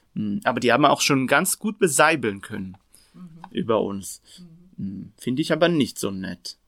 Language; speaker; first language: German; non-native, fluent; Hebrew